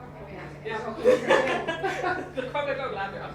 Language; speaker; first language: Dutch; non-native, fluent; English